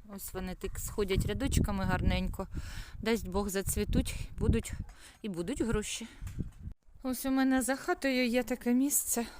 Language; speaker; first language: Ukrainian; non-native, local second language; Russian